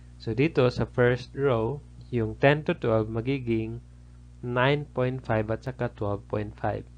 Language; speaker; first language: Filipino; native; Filipino